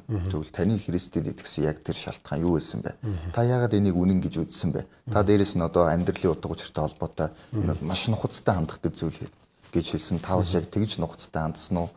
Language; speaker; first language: Mongolian; native; Mongolian